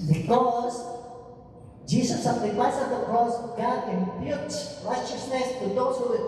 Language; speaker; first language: English; non-native, local second language; Filipino